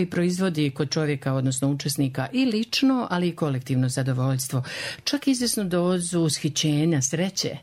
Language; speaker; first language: Serbian; native; Serbian